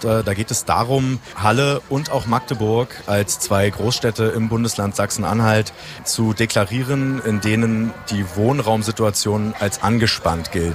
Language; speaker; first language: German; native; German